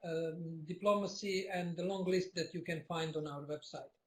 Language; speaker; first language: English; non-native, fluent; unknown